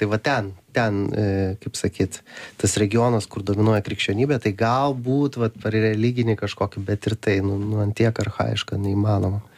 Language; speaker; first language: Lithuanian; native; Lithuanian